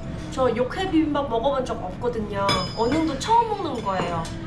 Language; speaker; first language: Korean; non-native, fluent; Vietnamese